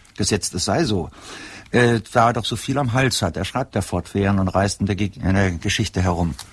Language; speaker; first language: German; native; German